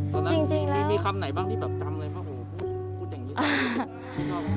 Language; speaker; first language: Thai; native; Thai